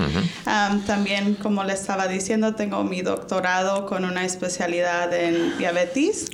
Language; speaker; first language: Spanish; early bilingual, heritage; Spanish